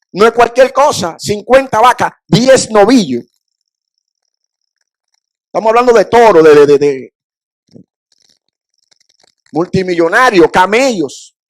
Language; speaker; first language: Spanish; native; Spanish